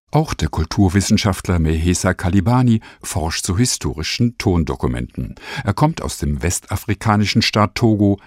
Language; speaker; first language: German; native; German